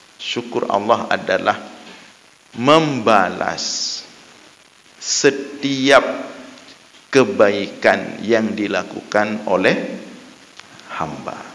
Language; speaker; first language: Malay; non-native, local second language; Achinese